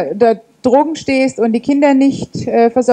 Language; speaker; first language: German; native; German